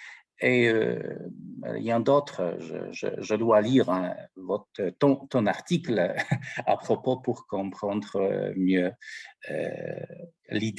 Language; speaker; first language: French; non-native, fluent; Polish